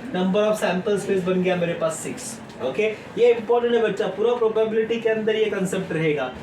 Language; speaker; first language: Hindi; non-native, local second language; Marathi